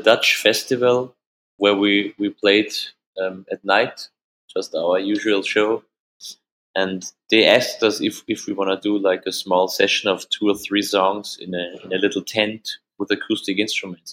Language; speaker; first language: English; non-native, fluent; German